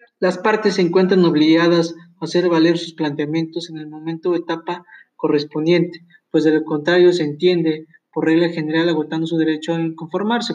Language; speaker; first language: Spanish; native; Spanish